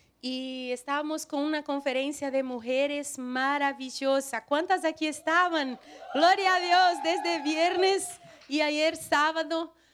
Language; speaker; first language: Spanish; non-native, fluent; Portuguese